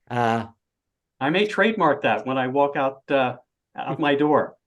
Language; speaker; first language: English; native; English